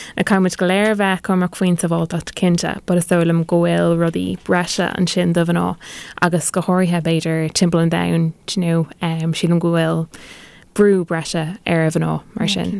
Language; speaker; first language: Irish; non-native, local second language; English